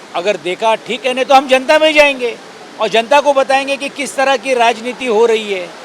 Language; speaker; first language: Hindi; non-native, local second language; Marathi